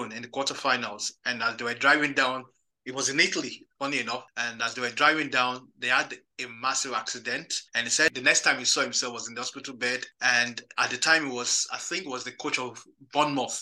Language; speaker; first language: English; non-native, local second language; Yoruba